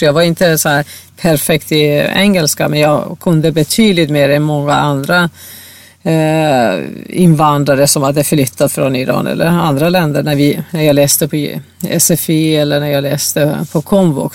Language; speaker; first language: Swedish; non-native, fluent; Persian